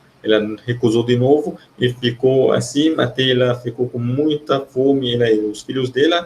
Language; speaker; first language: Portuguese; non-native, fluent; Arabic